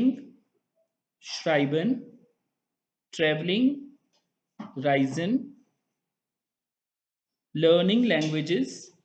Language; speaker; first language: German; non-native, fluent; Hindi